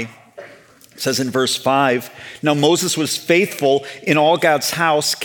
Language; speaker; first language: English; native; English